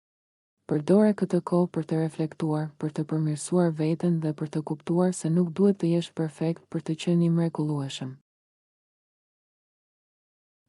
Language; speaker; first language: Albanian; native; Albanian